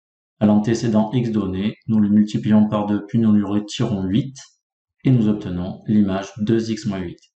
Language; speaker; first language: French; native; French